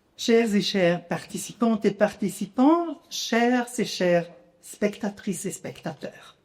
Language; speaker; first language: French; non-native, local second language; German